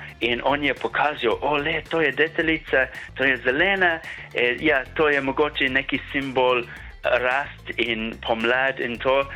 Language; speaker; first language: Slovenian; non-native, learner; English